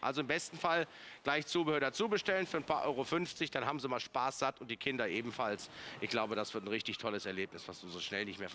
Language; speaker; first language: German; native; German